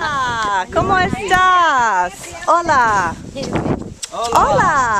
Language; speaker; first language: Spanish; non-native, learner; English